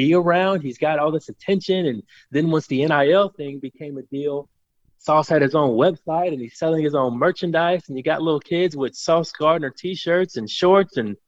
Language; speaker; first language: English; native; English